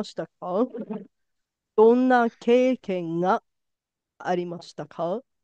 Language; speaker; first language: Japanese; non-native, learner; Bulgarian